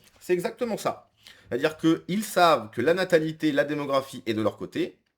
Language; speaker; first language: French; native; French